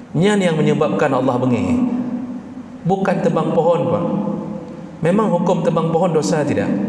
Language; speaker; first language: Malay; non-native, local second language; Achinese